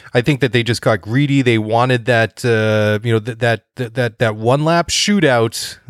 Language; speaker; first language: English; native; English